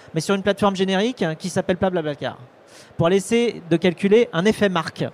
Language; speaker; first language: French; native; French